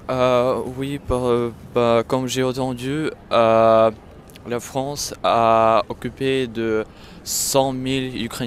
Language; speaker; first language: French; non-native, learner; Ukrainian